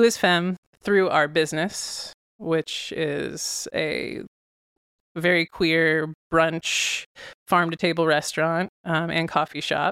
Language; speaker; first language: English; native; English